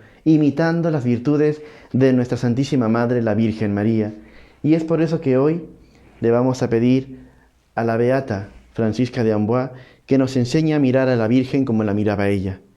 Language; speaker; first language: Spanish; native; Spanish